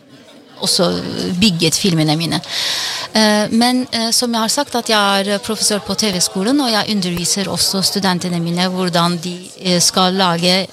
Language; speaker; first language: Norwegian; non-native, fluent; Turkish